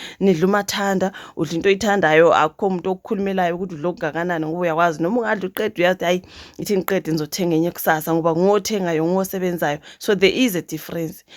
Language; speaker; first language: Zulu; native; Zulu